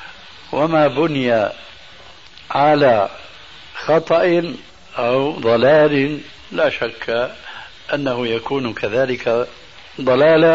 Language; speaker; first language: Arabic; early bilingual, other home language; Albanian